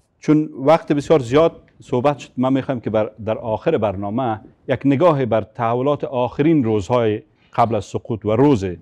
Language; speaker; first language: Persian; native; Persian